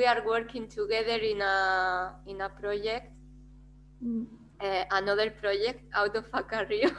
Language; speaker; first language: English; non-native, fluent; Spanish